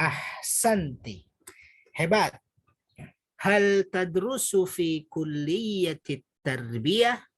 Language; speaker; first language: Arabic; non-native, learner; Indonesian